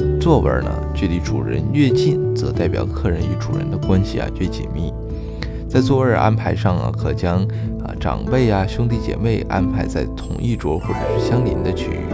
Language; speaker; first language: Chinese; native; Chinese